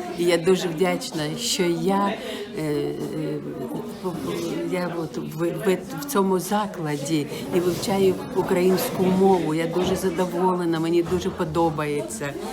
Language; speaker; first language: Ukrainian; non-native, local second language; Russian